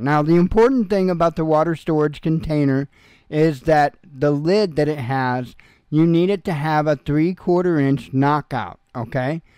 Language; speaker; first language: English; native; English